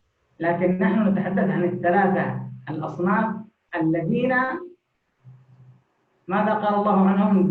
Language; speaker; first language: Arabic; native; Arabic